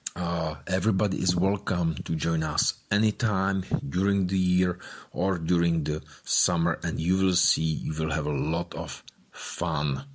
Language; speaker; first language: English; non-native, fluent; Czech